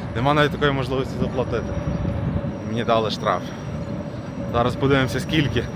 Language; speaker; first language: Ukrainian; non-native, local second language; Russian